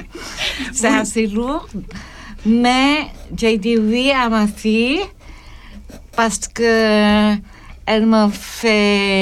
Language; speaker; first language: French; non-native, learner; Filipino